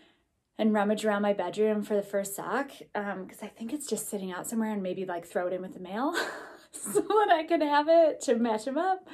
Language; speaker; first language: English; native; English